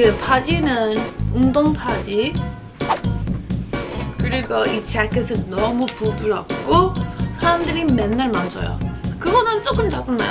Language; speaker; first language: Korean; non-native, fluent; English